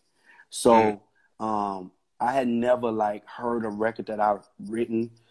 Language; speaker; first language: English; native; English